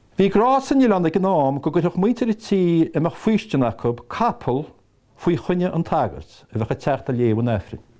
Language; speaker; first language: Irish; native; Irish